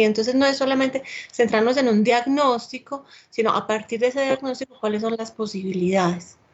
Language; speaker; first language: Spanish; native; Spanish